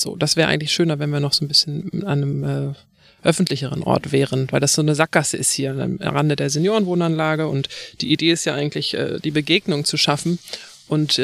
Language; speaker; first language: German; native; German